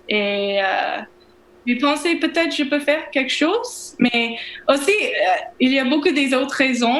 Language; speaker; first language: French; non-native, learner; English